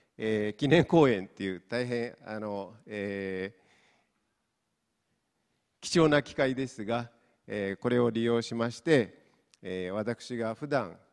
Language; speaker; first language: Japanese; non-native, fluent; Mongolian